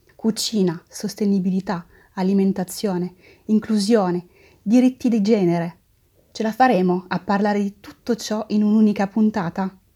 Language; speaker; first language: Italian; non-native, fluent; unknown